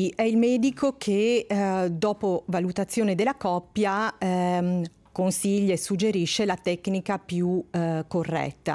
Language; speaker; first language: Italian; native; Italian